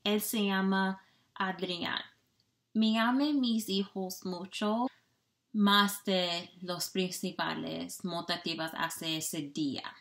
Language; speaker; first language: Spanish; non-native, learner; English